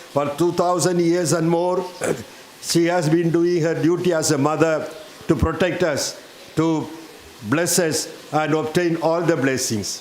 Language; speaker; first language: English; non-native, local second language; Tamil